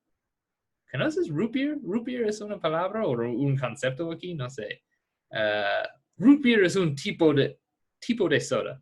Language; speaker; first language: Spanish; non-native, fluent; English